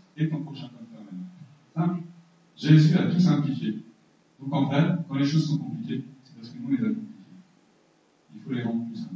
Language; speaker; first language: French; native; French